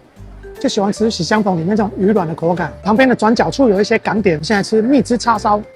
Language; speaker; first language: Chinese; native; Chinese